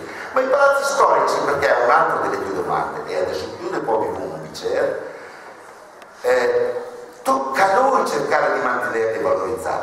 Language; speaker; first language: Italian; native; Italian